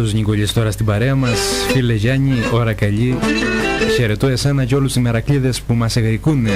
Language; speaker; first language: Greek; native; Greek